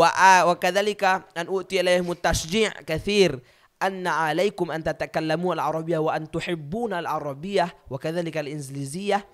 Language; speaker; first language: Arabic; non-native, learner; Indonesian